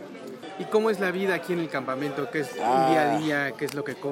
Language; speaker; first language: Spanish; native; Spanish